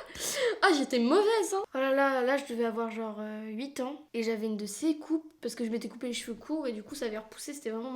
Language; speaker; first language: French; native; French